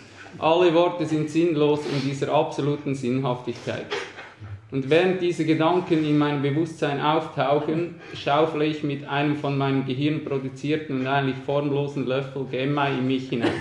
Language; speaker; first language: German; native; German